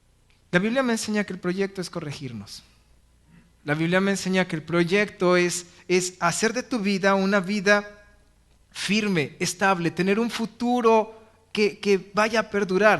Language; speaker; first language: Spanish; native; Spanish